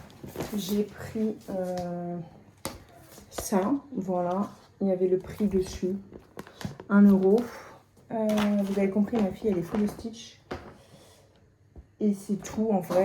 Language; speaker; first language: French; native; French